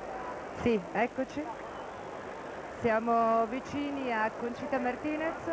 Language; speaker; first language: Italian; native; Italian